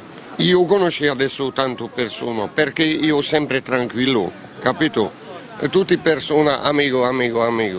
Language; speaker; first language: Italian; non-native, learner; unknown